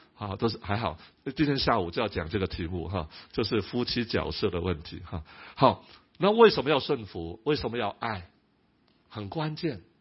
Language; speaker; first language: Chinese; non-native, local second language; Cantonese